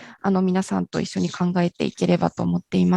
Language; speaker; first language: Japanese; native; Japanese